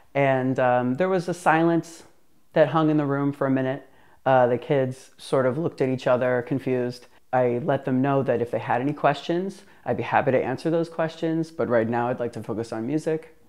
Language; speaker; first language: English; native; English